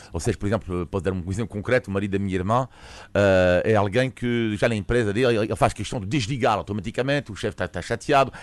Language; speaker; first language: Portuguese; non-native, fluent; French